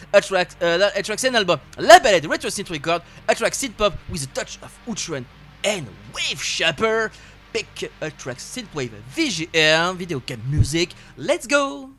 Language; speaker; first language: English; non-native, learner; French